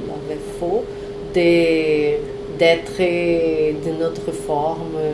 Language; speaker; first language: French; non-native, fluent; Portuguese